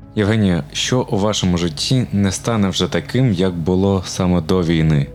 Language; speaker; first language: Ukrainian; native; Ukrainian